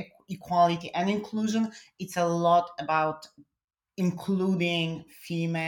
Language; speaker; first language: English; non-native, fluent; Polish